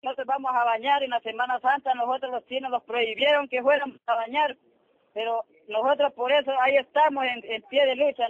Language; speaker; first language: Spanish; native; Spanish